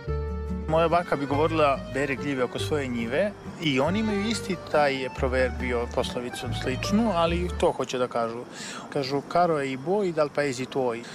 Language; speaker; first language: Serbian; native; Serbian